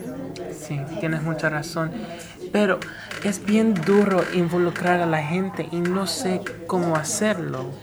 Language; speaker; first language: Spanish; early bilingual, heritage; Spanish